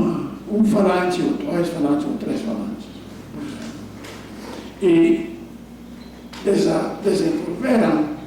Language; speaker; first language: Portuguese; non-native, fluent; English